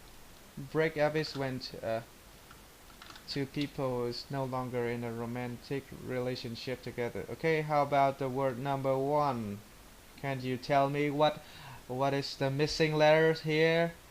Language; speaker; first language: English; non-native, learner; Vietnamese